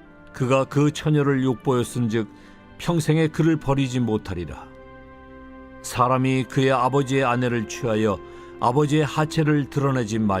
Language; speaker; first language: Korean; native; Korean